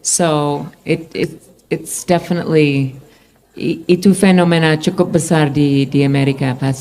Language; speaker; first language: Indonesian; non-native, fluent; English